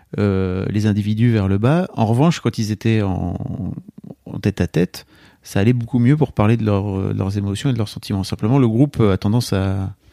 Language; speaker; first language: French; native; French